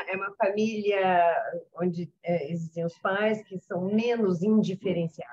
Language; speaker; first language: French; non-native, fluent; Portuguese